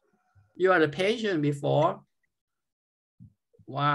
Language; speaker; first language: English; non-native, fluent; Thai